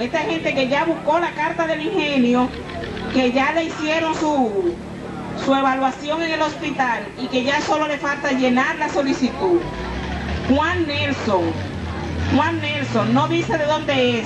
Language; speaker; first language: Spanish; native; Spanish